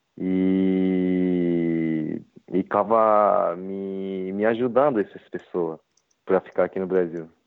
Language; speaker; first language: Portuguese; non-native, learner; Japanese